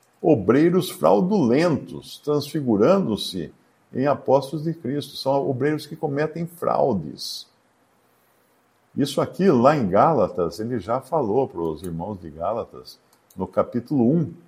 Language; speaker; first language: Portuguese; native; Portuguese